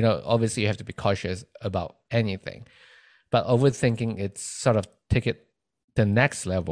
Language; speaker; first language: English; non-native, local second language; Chinese